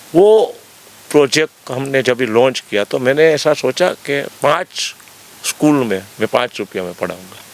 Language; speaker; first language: Hindi; non-native, local second language; Gujarati